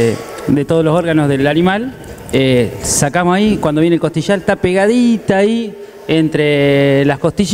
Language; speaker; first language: Spanish; native; Spanish